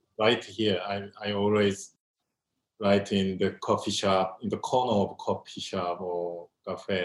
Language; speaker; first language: English; non-native, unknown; Korean